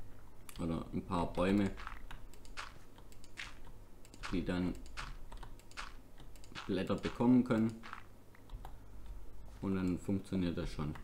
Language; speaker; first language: German; native; German